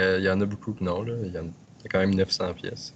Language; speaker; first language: French; native; French